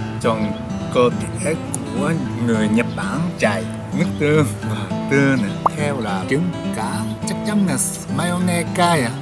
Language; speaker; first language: Vietnamese; non-native, learner; Japanese